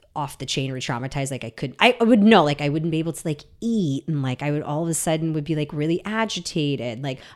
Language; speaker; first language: English; early bilingual, other home language; Russian